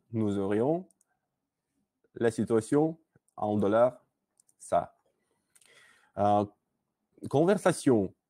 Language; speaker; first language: French; non-native, learner; Russian